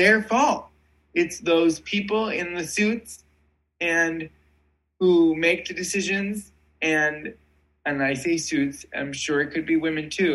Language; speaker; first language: English; native; English